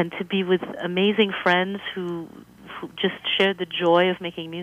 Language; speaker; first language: English; native; English